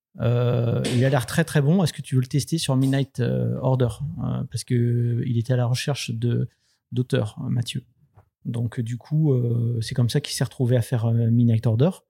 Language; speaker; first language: French; native; French